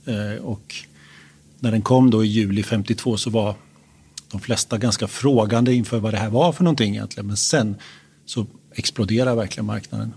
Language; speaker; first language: Swedish; native; Swedish